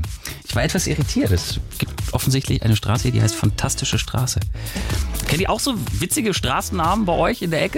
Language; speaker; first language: German; native; German